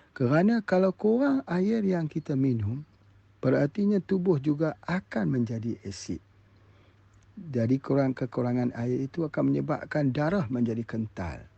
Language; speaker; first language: Malay; native; Malay